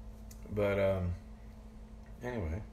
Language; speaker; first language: English; native; English